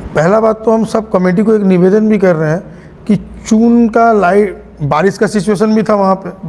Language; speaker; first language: Hindi; non-native, local second language; Bangla